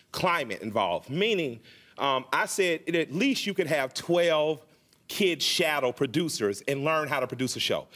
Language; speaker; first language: English; native; English